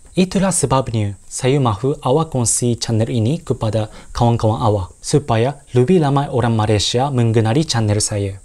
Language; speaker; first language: Malay; non-native, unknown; Japanese